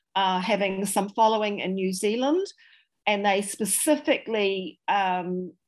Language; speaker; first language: English; native; English